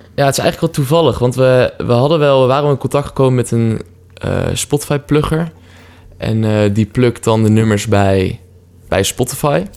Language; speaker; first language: Dutch; native; Dutch